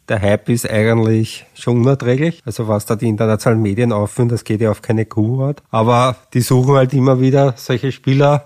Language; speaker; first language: German; native; German